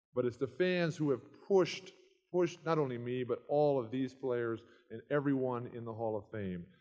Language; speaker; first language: English; native; English